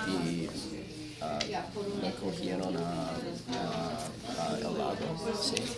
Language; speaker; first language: Spanish; non-native, fluent; English